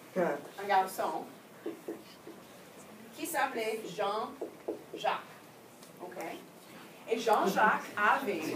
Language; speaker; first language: French; non-native, fluent; English